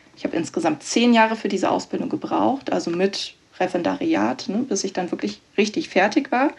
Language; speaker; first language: German; native; German